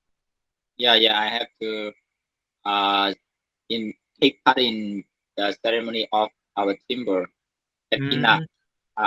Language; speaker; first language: English; non-native, learner; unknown